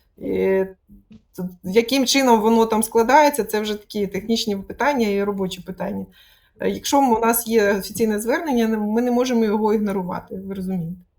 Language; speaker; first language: Ukrainian; non-native, local second language; Russian